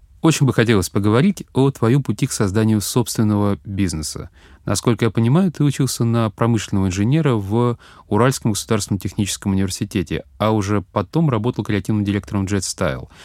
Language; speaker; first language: Russian; native; Russian